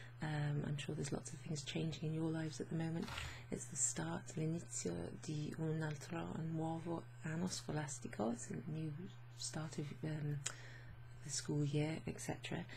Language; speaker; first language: English; native; English